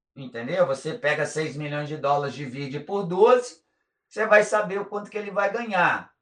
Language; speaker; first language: Portuguese; native; Portuguese